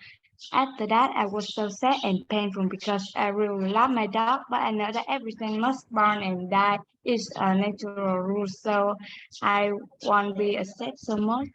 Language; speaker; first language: English; non-native, learner; Vietnamese